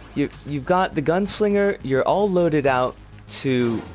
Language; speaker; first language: English; native; English